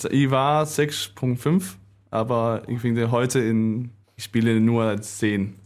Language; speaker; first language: German; non-native, learner; Danish